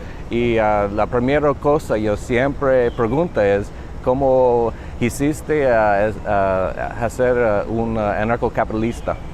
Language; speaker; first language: Spanish; non-native, learner; English